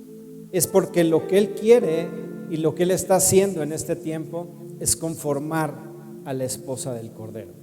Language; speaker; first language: Spanish; native; Spanish